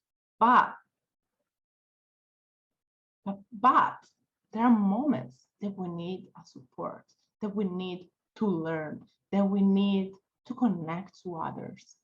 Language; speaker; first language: English; non-native, fluent; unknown